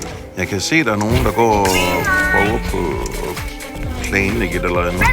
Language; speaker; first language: Danish; native; Danish